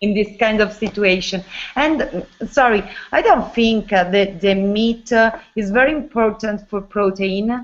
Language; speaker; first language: English; non-native, learner; Italian